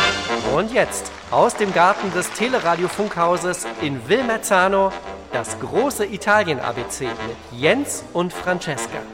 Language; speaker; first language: German; native; German